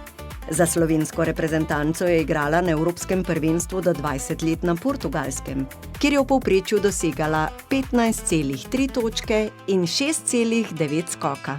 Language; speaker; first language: Slovenian; native; Slovenian